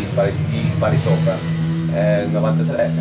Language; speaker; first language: Italian; non-native, learner; English